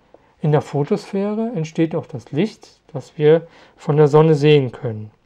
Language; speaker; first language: German; native; German